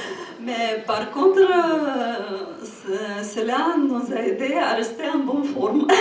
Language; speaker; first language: French; non-native, fluent; Ukrainian